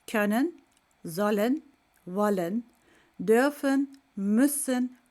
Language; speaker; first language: German; non-native, fluent; Turkish